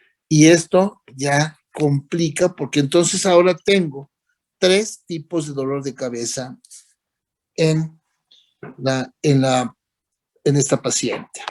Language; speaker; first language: Spanish; native; Spanish